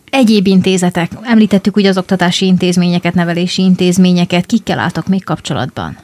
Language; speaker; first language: Hungarian; native; Hungarian